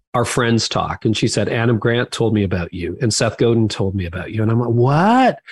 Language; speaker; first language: English; native; English